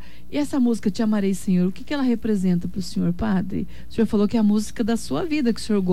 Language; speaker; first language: Portuguese; native; Portuguese